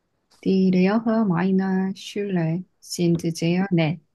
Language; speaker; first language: German; non-native, learner; Korean